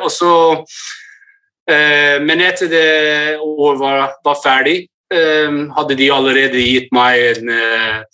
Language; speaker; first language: Norwegian; early bilingual, heritage; English